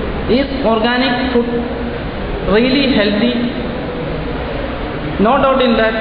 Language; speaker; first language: English; non-native, local second language; Malayalam